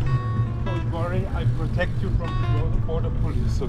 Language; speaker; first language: English; non-native, fluent; German